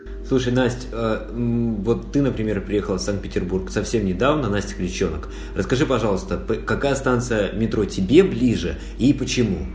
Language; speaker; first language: Russian; native; Russian